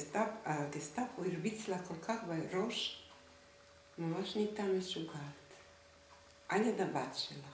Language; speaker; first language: Hebrew; non-native, fluent; Hungarian